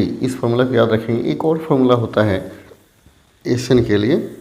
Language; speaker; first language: Hindi; native; Hindi